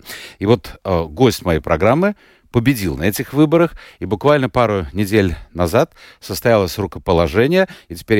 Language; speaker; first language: Russian; native; Russian